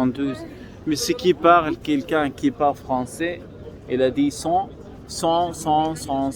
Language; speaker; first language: French; non-native, learner; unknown